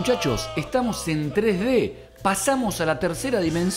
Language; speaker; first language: Spanish; native; Spanish